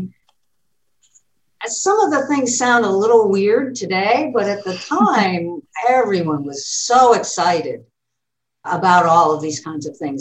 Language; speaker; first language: English; native; English